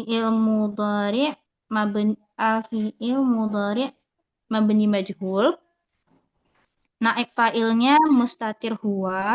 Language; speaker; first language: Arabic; non-native, learner; Indonesian